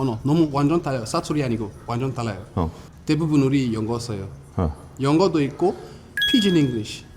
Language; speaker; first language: Korean; non-native, fluent; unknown